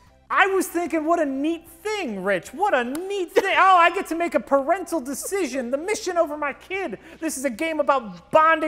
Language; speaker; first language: English; native; English